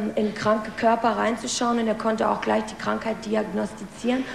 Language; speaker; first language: German; native; German